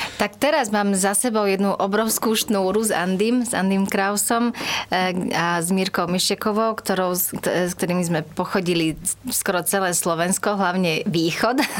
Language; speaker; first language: Slovak; non-native, local second language; Hungarian